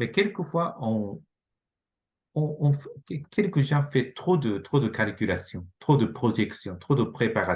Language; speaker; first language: French; non-native, fluent; Japanese